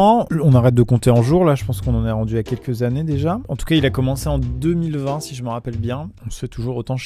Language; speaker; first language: French; native; French